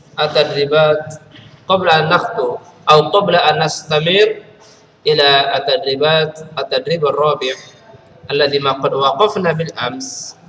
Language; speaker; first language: Arabic; non-native, fluent; Indonesian